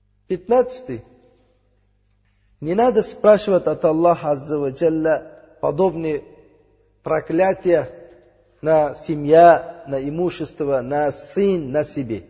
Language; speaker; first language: Russian; non-native, learner; Uzbek